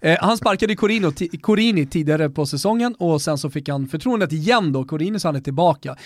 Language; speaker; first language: Swedish; native; Swedish